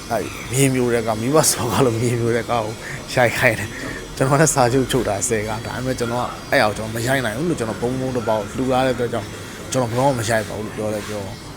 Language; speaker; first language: Burmese; native; Burmese